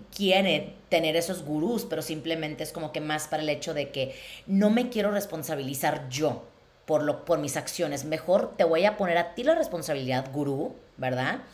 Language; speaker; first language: Spanish; native; Spanish